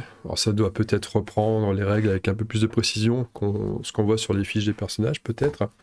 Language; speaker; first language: French; native; French